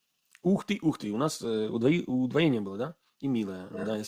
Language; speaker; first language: Russian; non-native, fluent; Armenian